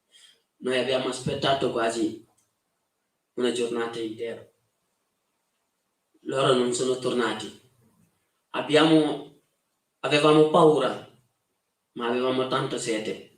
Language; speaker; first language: Italian; non-native, fluent; Wolof